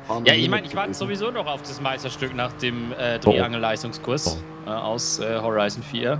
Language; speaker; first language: German; native; German